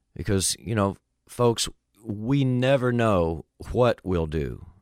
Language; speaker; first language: English; native; English